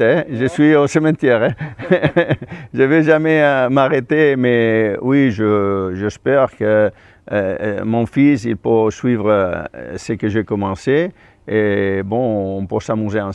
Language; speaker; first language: French; non-native, fluent; Spanish